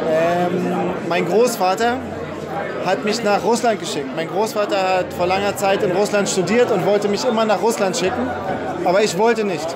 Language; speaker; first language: German; native; German